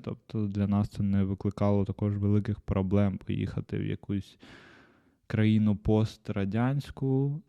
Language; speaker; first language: Ukrainian; non-native, local second language; Russian